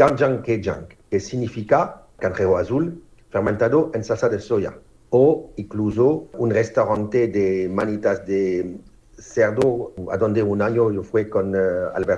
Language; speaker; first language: Spanish; non-native, fluent; French